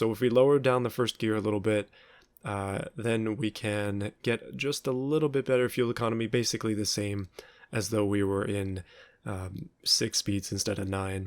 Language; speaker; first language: English; native; English